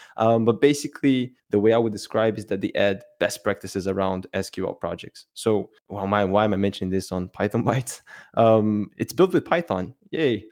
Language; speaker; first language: English; non-native, fluent; Portuguese